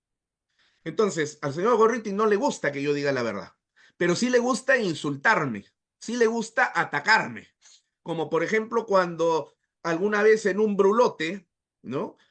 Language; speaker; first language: Spanish; native; Spanish